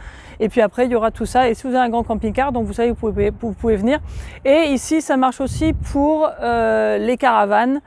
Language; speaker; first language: French; native; French